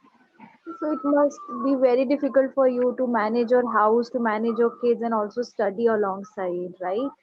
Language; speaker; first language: English; non-native, local second language; Hindi